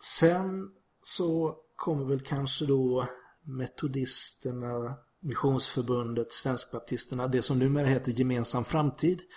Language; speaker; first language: Swedish; native; Swedish